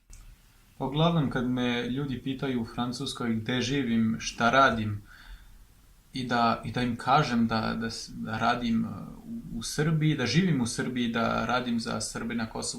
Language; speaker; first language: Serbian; non-native, fluent; French